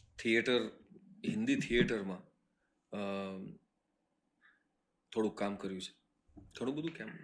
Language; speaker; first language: Gujarati; native; Gujarati